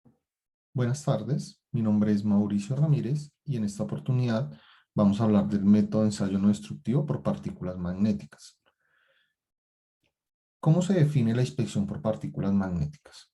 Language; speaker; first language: Spanish; native; Spanish